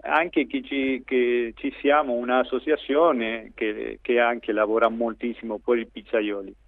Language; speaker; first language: Italian; non-native, fluent; Spanish